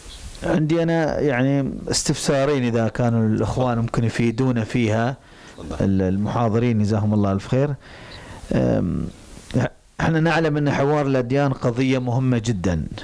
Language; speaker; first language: Arabic; native; Arabic